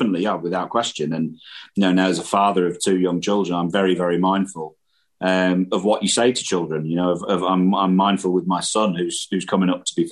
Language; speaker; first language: English; native; English